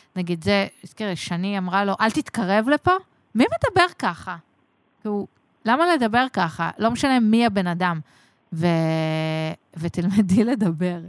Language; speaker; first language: Hebrew; native; Hebrew